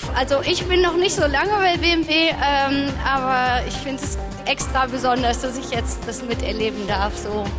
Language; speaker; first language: German; native; German